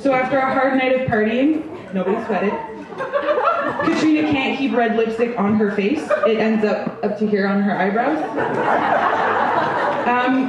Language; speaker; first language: English; native; English